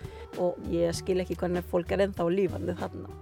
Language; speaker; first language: Icelandic; non-native, learner; Spanish